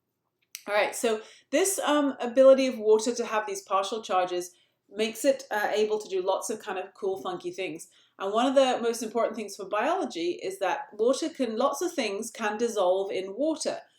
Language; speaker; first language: English; native; English